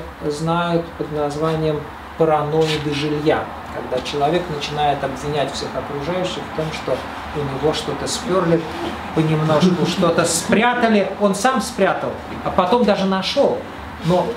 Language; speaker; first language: Russian; native; Russian